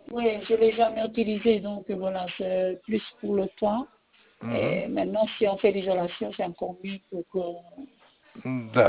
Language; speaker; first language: French; non-native, fluent; Italian